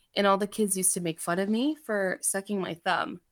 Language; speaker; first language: English; early bilingual, other home language; Armenian